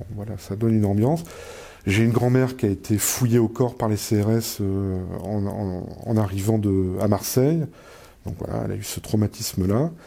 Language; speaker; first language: French; native; French